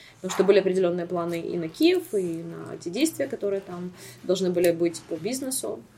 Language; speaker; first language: Russian; native; Russian